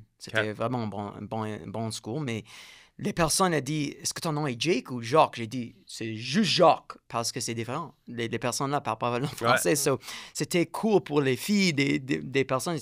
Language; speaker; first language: French; non-native, learner; English